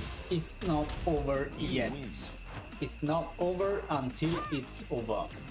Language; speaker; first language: English; non-native, fluent; Italian